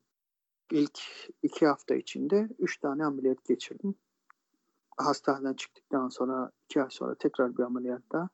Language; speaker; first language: Turkish; native; Turkish